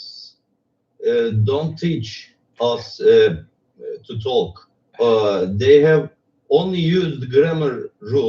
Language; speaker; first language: English; non-native, learner; Turkish